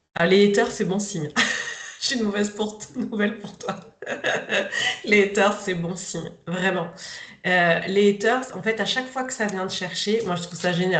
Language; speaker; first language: French; native; French